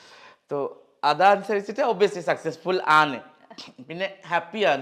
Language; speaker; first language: Malayalam; non-native, learner; Assamese